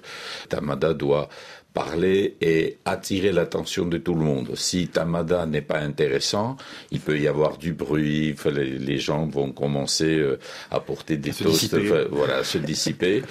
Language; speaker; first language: French; non-native, fluent; Georgian